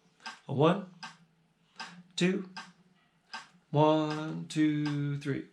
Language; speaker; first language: English; native; English